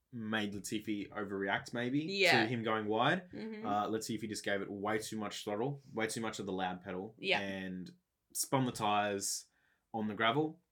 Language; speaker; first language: English; native; English